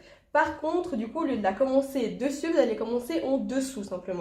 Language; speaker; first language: French; native; French